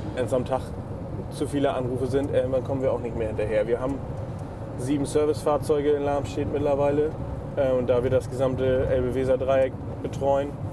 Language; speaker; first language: German; native; German